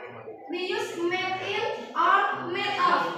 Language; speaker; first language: English; non-native, learner; Indonesian